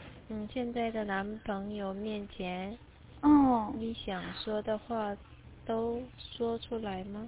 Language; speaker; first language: Chinese; non-native, learner; Korean